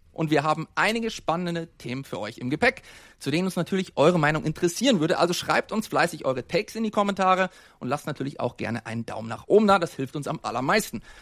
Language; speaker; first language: German; native; German